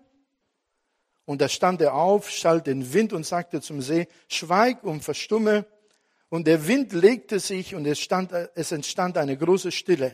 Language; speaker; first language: German; non-native, fluent; Italian